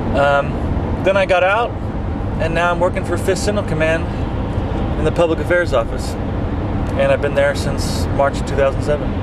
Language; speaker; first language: English; native; English